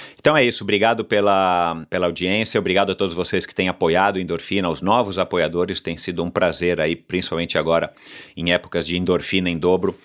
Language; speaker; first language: Portuguese; native; Portuguese